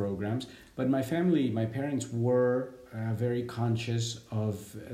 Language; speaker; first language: English; native; English